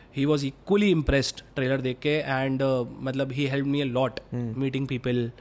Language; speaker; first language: Hindi; native; Hindi